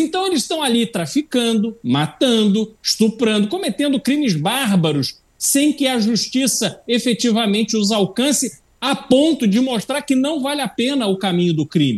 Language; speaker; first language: Portuguese; native; Portuguese